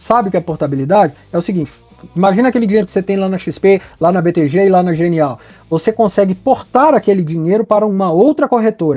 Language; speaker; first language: Portuguese; native; Portuguese